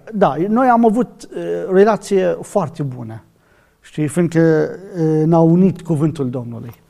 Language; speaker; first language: Romanian; non-native, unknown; Arabic